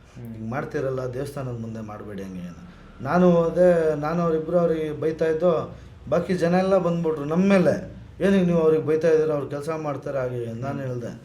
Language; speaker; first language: Kannada; native; Kannada